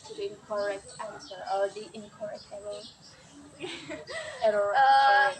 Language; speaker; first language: English; non-native, learner; Indonesian